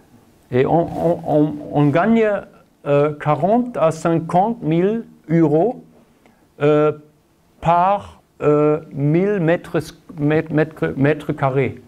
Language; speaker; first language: French; non-native, learner; German